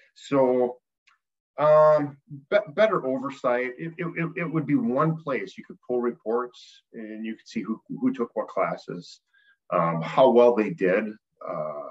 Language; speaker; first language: English; native; English